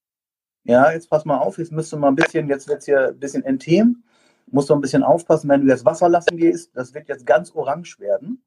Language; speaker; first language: German; native; German